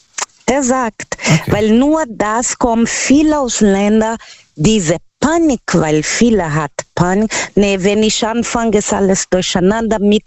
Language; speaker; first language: German; non-native, learner; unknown